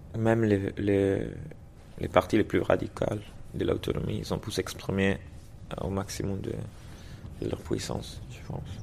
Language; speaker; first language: French; native; French